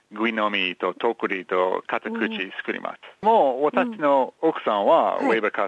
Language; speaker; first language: Japanese; non-native, learner; English